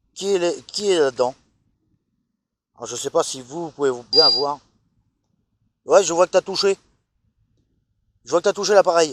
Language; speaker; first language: French; native; French